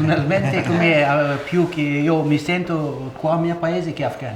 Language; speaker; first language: Italian; non-native, learner; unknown